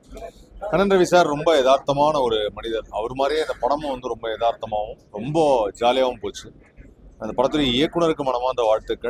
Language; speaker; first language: Tamil; native; Tamil